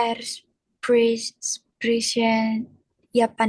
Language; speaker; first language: German; non-native, learner; Indonesian